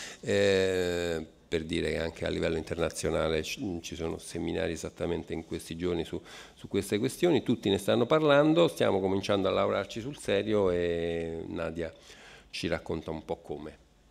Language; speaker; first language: Italian; native; Italian